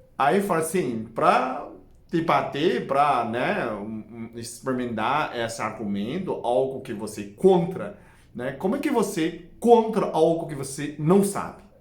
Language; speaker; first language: Portuguese; non-native, fluent; Chinese